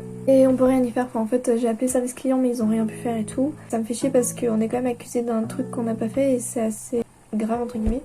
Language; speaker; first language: French; native; French